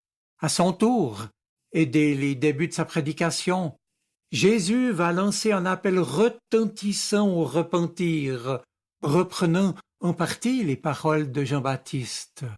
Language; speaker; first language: French; native; French